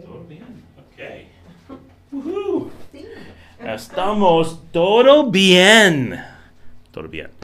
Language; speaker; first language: Spanish; non-native, learner; English